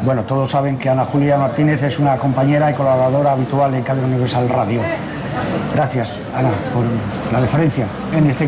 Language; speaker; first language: Spanish; native; Spanish